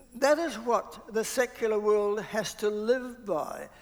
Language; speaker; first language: English; native; English